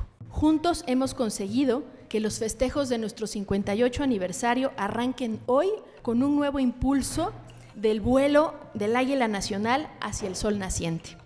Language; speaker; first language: Spanish; native; Spanish